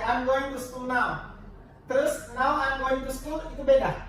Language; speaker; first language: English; non-native, fluent; Indonesian